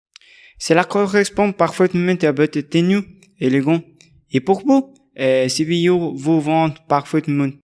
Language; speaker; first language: French; non-native, learner; Spanish